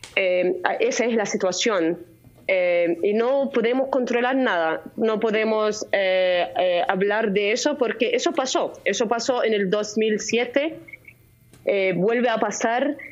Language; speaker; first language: Spanish; non-native, fluent; Arabic